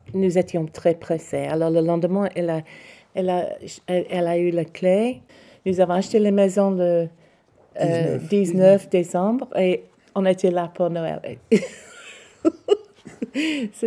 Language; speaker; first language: French; non-native, learner; English